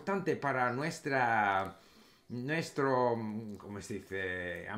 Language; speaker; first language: Spanish; non-native, fluent; English